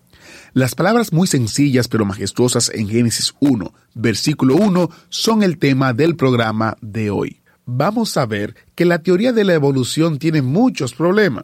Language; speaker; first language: Spanish; native; Spanish